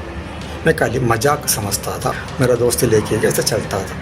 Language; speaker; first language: Hindi; non-native, local second language; Malayalam